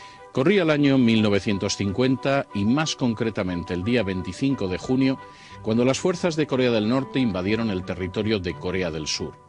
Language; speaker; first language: Spanish; native; Spanish